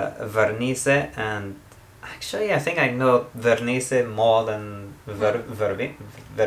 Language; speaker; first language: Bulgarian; non-native, learner; English